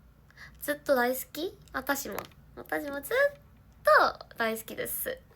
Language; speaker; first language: Japanese; non-native, learner; Korean